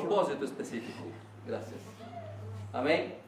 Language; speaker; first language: Spanish; non-native, learner; Portuguese